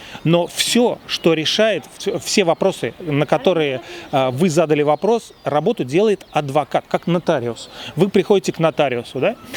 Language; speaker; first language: Russian; native; Russian